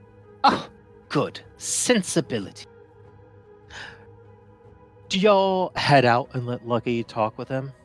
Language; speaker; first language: English; native; English